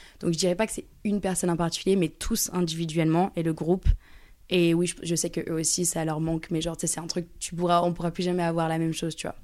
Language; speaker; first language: French; early bilingual, other home language; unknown